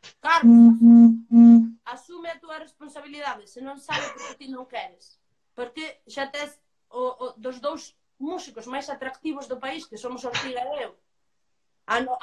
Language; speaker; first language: Galician; non-native, local second language; Spanish